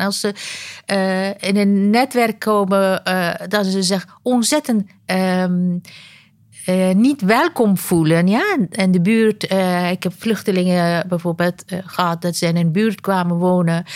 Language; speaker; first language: Dutch; non-native, fluent; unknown